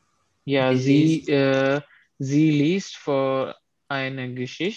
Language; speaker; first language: German; non-native, learner; Urdu